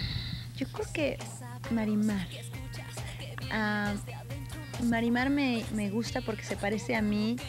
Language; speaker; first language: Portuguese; non-native, learner; Spanish